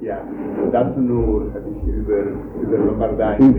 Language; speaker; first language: German; non-native, learner; Italian